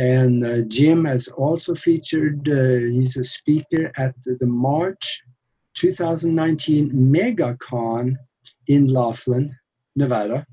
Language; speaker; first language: English; non-native, fluent; Norwegian